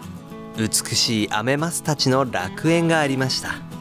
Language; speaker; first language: Japanese; native; Japanese